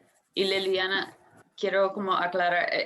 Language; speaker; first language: Spanish; non-native, fluent; English